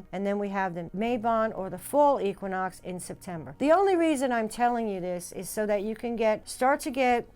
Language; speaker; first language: English; native; English